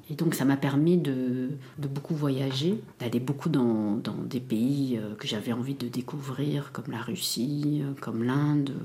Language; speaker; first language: French; early bilingual, other home language; Khmer